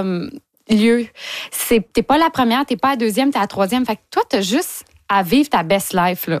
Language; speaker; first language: French; native; French